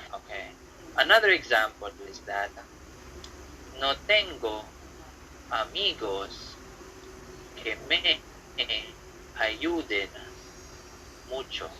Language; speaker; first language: Spanish; non-native, fluent; Filipino